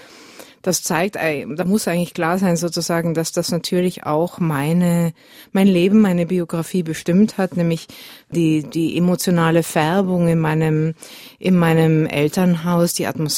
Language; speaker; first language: German; native; German